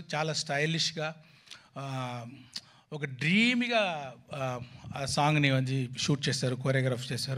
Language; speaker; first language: Telugu; non-native, learner; Tamil